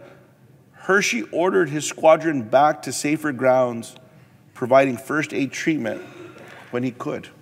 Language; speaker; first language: English; native; English